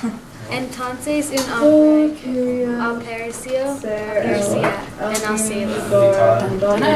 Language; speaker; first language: Spanish; non-native, learner; English